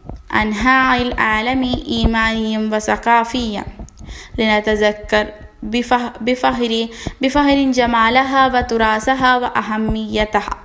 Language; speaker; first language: Arabic; non-native, learner; Malayalam